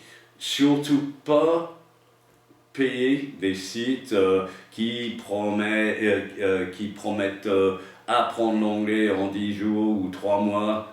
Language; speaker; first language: French; non-native, fluent; English